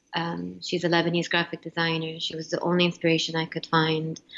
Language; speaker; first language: English; non-native, fluent; Arabic